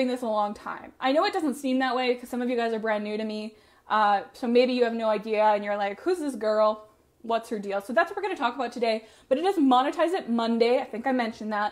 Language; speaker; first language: English; native; English